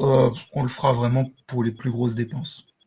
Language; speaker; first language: French; native; French